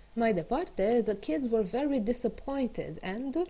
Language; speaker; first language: English; non-native, fluent; Romanian